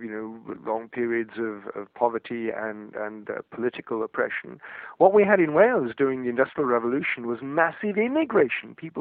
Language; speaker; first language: English; non-native, local second language; Welsh